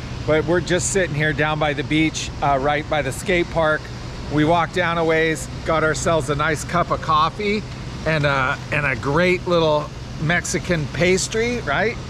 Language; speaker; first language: English; native; English